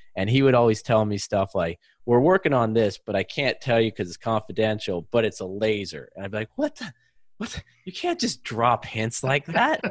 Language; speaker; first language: English; native; English